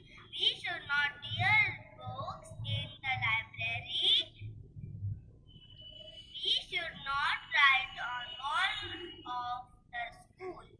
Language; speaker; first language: English; non-native, learner; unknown